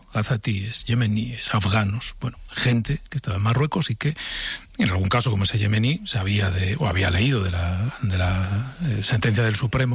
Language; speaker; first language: Spanish; native; Spanish